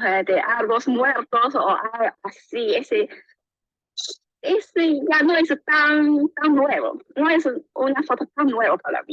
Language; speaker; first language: Spanish; non-native, learner; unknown